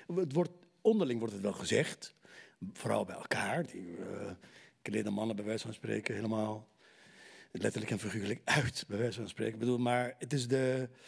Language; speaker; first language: Dutch; non-native, fluent; Arabic